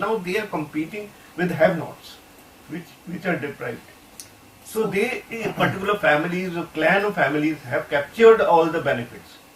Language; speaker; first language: English; non-native, local second language; Hindi